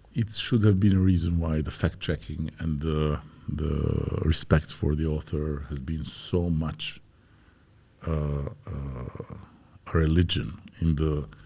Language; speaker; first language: English; non-native, fluent; Albanian